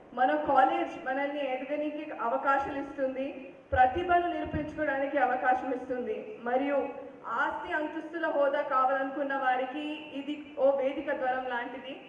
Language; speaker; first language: Telugu; non-native, local second language; Hindi